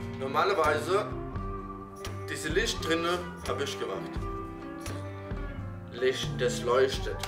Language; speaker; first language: German; non-native, fluent; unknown